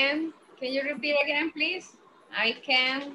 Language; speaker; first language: English; non-native, fluent; Spanish